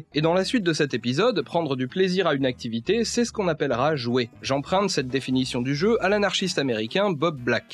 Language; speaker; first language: French; native; French